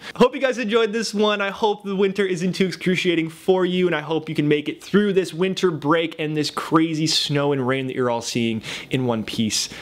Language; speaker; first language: English; native; English